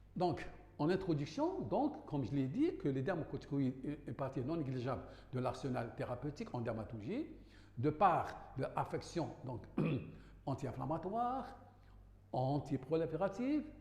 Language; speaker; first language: French; non-native, local second language; Arabic